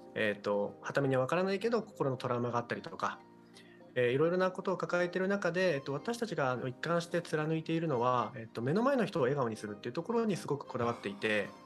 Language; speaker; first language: Japanese; native; Japanese